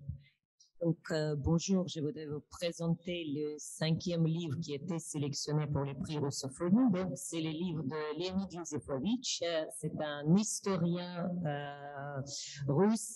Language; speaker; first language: French; non-native, fluent; Russian